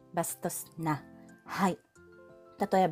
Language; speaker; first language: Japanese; non-native, fluent; Filipino